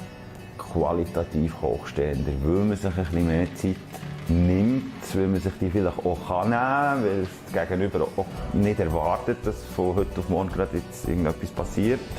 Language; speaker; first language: German; native; German